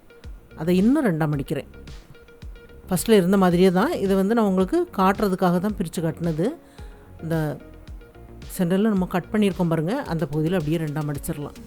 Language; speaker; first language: Tamil; native; Tamil